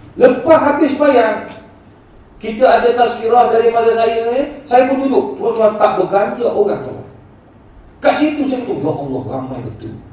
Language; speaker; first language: Malay; native; Malay